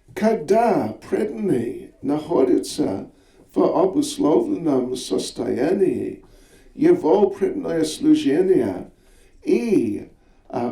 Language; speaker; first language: Russian; non-native, learner; English